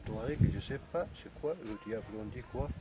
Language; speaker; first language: French; non-native, learner; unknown